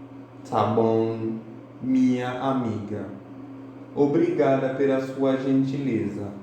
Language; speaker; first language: Portuguese; non-native, fluent; Haitian Creole